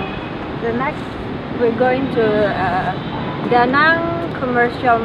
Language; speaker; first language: English; non-native, learner; Indonesian